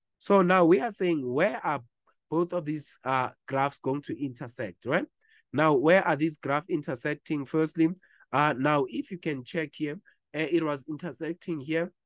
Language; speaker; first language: English; non-native, local second language; Zulu